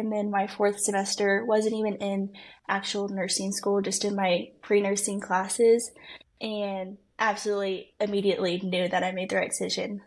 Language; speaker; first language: English; native; English